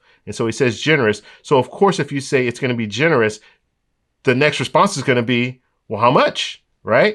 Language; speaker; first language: English; native; English